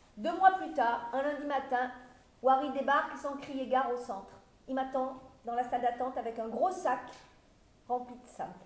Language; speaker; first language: French; native; French